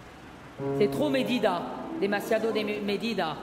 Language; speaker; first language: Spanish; non-native, learner; French